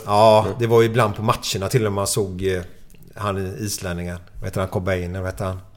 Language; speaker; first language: Swedish; native; Swedish